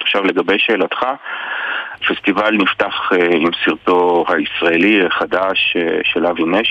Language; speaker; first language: Hebrew; native; Hebrew